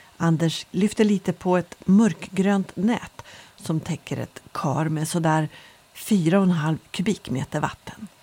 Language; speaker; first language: Swedish; native; Swedish